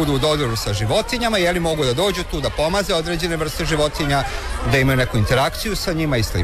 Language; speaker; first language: Serbian; native; Serbian